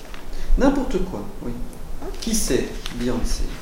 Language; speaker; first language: French; non-native, fluent; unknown